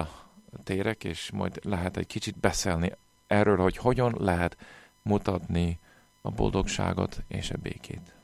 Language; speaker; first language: Hungarian; non-native, fluent; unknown